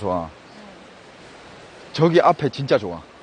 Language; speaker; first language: Korean; native; Korean